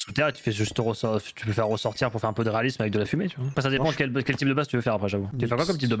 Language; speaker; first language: French; native; French